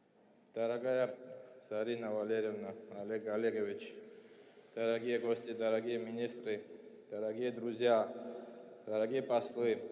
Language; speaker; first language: Russian; non-native, fluent; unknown